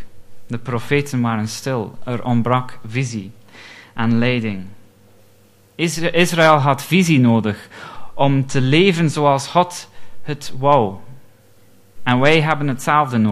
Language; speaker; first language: Dutch; non-native, fluent; English